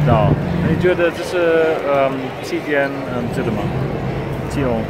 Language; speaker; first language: Chinese; non-native, learner; German